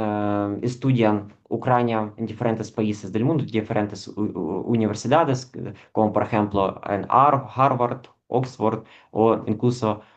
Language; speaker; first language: Spanish; non-native, fluent; Ukrainian